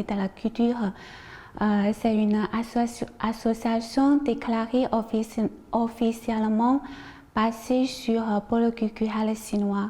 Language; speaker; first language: French; non-native, learner; Chinese